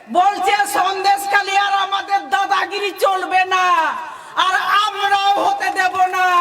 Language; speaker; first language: Bangla; non-native, local second language; Santali